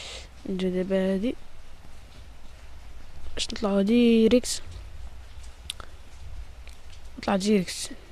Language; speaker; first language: Arabic; native; Arabic